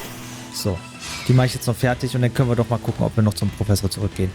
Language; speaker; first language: German; native; German